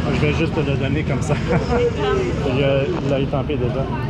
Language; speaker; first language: French; non-native, local second language; English